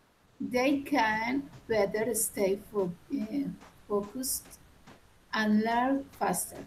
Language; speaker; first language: English; non-native, learner; Spanish